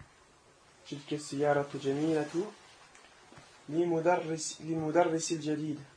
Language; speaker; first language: Arabic; non-native, learner; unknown